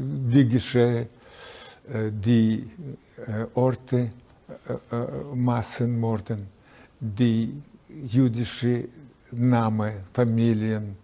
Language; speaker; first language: German; non-native, learner; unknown